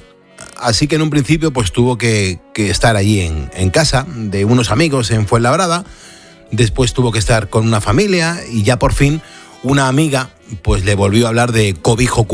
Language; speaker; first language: Spanish; native; Spanish